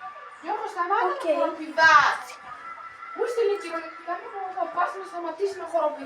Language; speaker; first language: Greek; native; Greek